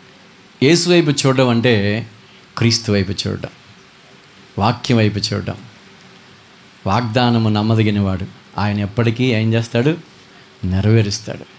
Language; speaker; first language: Telugu; native; Telugu